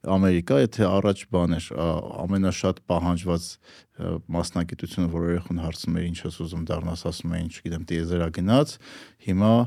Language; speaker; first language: Armenian; native; Armenian